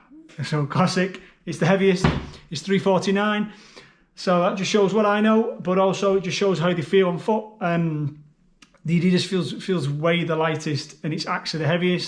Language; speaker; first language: English; native; English